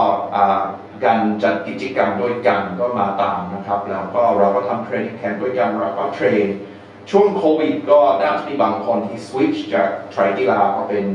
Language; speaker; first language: Thai; non-native, fluent; English